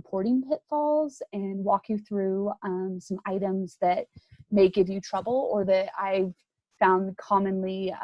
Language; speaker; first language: English; native; English